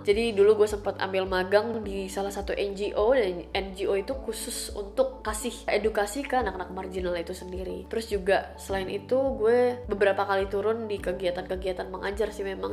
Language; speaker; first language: Indonesian; native; Indonesian